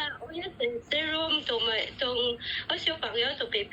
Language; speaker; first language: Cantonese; non-native, learner; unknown